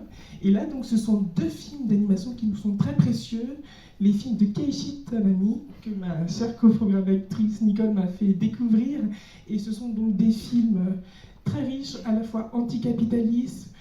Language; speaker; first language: French; native; French